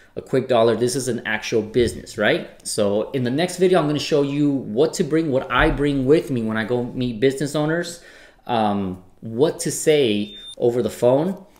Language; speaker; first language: English; native; English